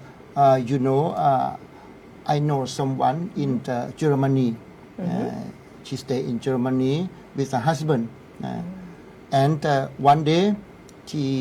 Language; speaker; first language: English; non-native, learner; Thai